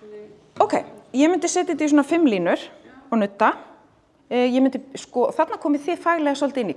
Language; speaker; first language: Icelandic; native; Icelandic